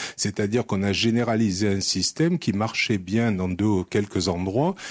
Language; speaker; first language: French; native; French